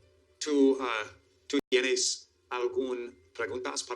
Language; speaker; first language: Spanish; non-native, learner; English